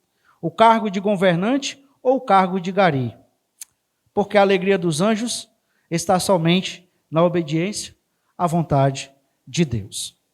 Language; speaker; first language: Portuguese; native; Portuguese